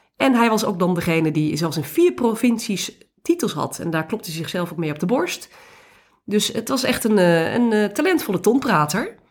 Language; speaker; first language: Dutch; native; Dutch